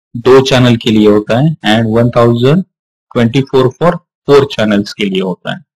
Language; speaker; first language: Hindi; non-native, local second language; Marathi